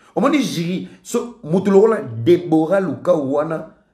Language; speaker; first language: French; non-native, local second language; Lingala